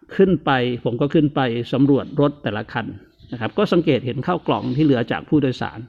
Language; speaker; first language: Thai; native; Thai